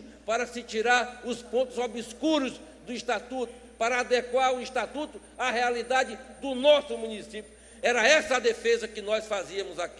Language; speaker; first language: Portuguese; native; Portuguese